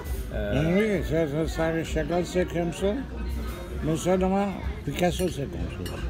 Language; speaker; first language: French; non-native, learner; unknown